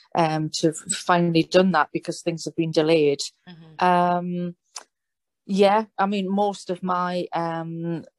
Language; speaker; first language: English; native; English